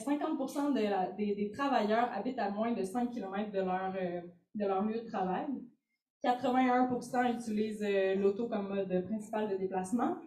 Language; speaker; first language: French; native; French